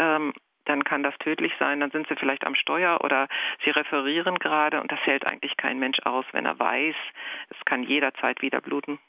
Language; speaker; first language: German; native; German